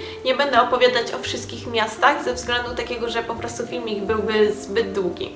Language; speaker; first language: Polish; native; Polish